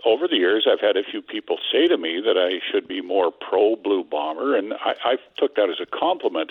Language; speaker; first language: English; native; English